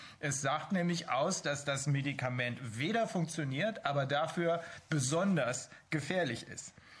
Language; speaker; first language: German; native; German